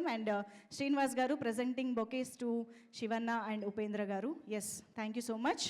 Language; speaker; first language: Telugu; native; Telugu